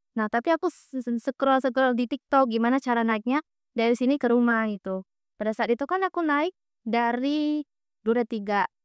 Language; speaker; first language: Indonesian; native; Indonesian